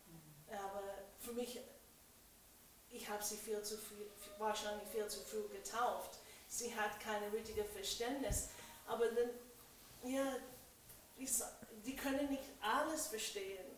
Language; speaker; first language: German; non-native, fluent; English